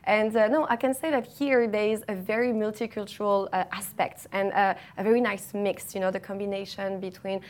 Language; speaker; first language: English; non-native, fluent; French